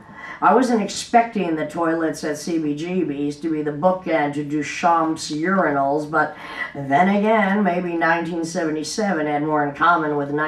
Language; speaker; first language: English; native; English